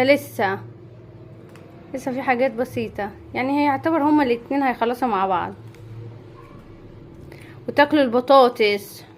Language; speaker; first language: Arabic; native; Arabic